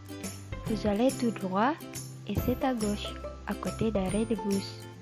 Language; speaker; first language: French; non-native, learner; Indonesian